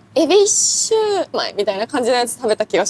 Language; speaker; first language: Japanese; native; Japanese